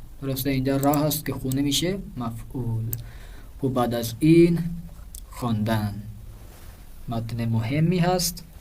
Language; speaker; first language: Persian; non-native, fluent; Urdu